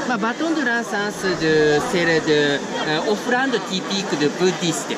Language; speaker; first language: French; non-native, learner; Japanese